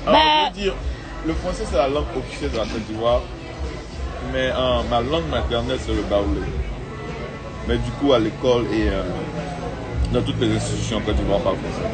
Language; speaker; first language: French; non-native, local second language; Baoulé